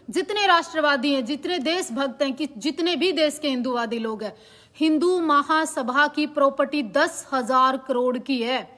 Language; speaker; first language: Hindi; native; Hindi